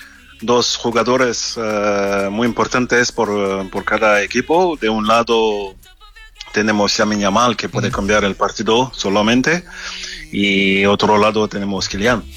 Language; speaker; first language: Spanish; non-native, fluent; French